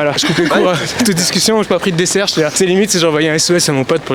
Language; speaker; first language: French; native; French